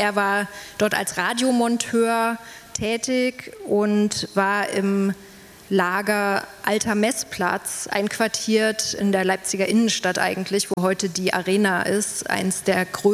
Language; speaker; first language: German; native; German